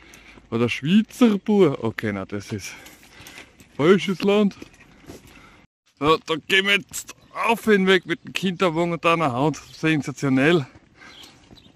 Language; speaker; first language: German; native; German